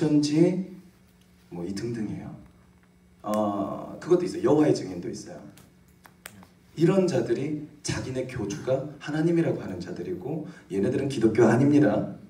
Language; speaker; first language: Korean; native; Korean